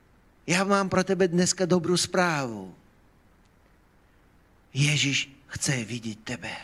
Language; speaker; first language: Czech; non-native, fluent; Ukrainian